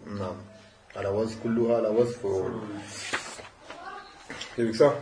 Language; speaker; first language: Arabic; non-native, fluent; French